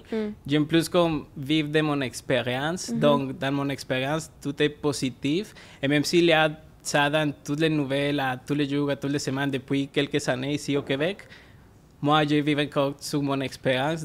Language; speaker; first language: French; non-native, fluent; Spanish